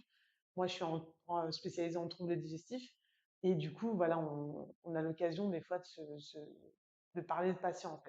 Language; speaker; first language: French; native; French